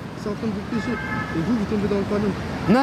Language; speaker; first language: French; native; French